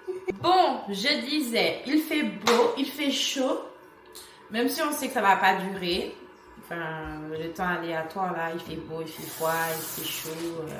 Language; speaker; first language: French; native; French